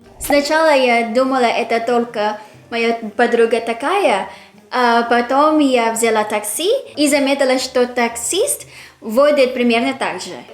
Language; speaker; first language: Russian; non-native, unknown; Filipino